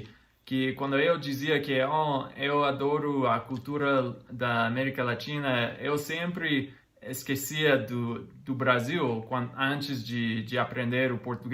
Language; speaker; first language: Portuguese; non-native, fluent; English